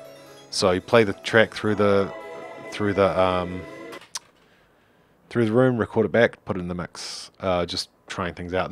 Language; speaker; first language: English; native; English